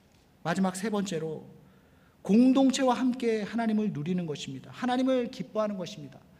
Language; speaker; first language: Korean; native; Korean